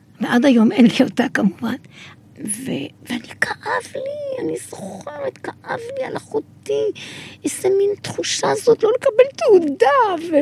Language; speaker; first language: Hebrew; early bilingual, other home language; Arabic